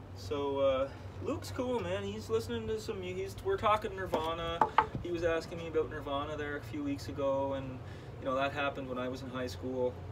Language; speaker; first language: English; native; English